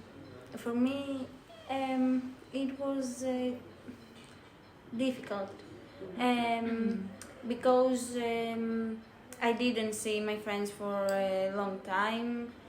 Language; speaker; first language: English; non-native, learner; Greek